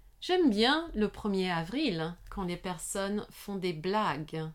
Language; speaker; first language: French; non-native, learner; English